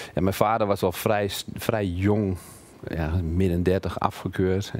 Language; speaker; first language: Dutch; native; Dutch